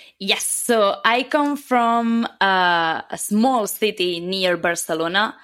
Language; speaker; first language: English; non-native, fluent; Catalan